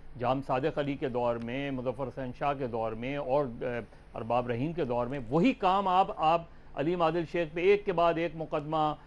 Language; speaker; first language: Urdu; native; Urdu